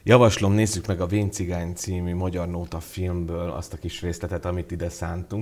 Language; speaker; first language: Hungarian; native; Hungarian